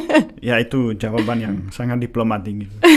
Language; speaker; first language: Indonesian; non-native, fluent; Czech